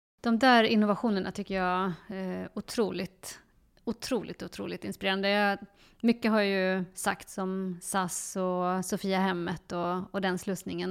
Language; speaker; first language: Swedish; native; Swedish